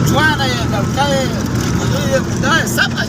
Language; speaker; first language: Hindi; non-native, learner; Pashto